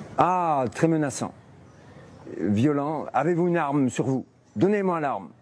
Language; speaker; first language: French; native; French